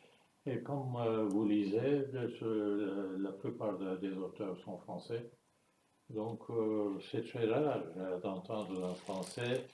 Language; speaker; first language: French; non-native, fluent; Turkish